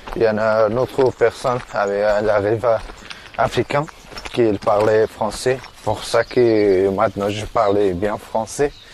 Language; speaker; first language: French; non-native, learner; Persian